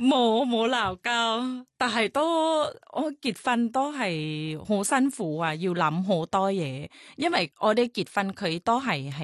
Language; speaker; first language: Cantonese; non-native, learner; Thai